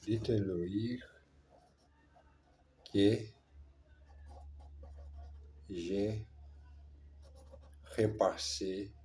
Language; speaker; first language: French; non-native, learner; Portuguese